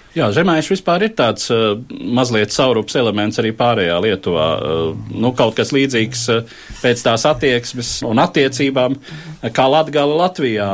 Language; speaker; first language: Latvian; native; Latvian